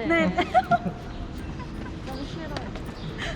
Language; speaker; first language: Korean; non-native, learner; Khmer